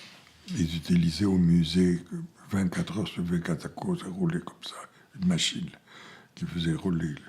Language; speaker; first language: French; non-native, fluent; Bulgarian